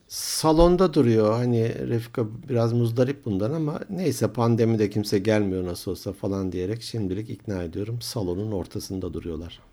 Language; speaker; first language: Turkish; native; Turkish